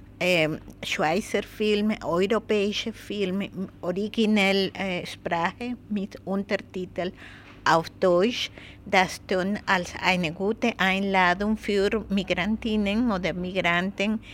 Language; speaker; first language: German; non-native, learner; Spanish